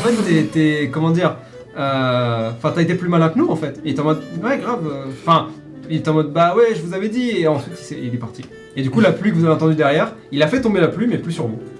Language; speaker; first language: French; native; French